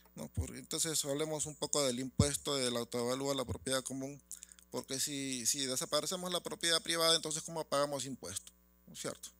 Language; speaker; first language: Spanish; native; Spanish